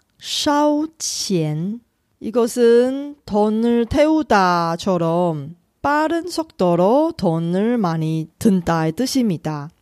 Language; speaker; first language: Korean; non-native, fluent; Chinese